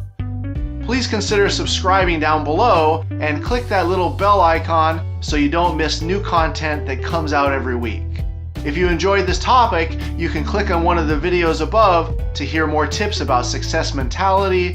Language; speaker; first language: English; native; English